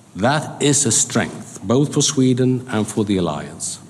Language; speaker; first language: English; non-native, fluent; Swedish